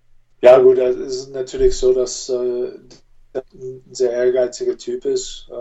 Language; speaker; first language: German; non-native, fluent; English